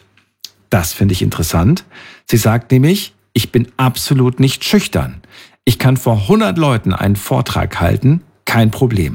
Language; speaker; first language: German; native; German